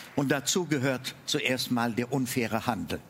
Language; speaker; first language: German; non-native, fluent; Amharic